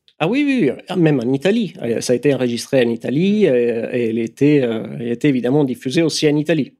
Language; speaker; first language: French; non-native, fluent; Italian